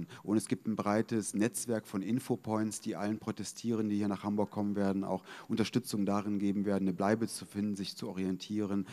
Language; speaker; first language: German; native; German